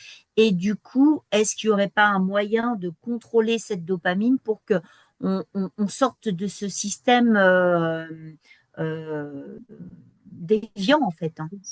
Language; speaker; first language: French; native; French